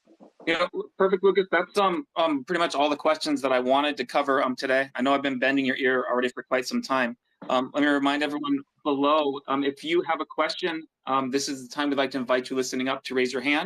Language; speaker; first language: English; native; English